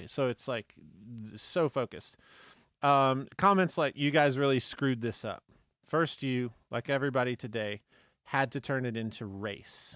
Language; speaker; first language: English; native; English